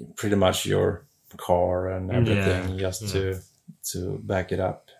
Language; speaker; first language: English; non-native, fluent; Swedish